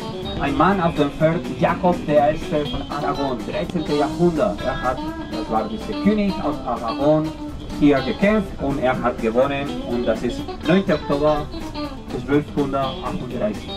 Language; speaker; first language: German; non-native, fluent; Spanish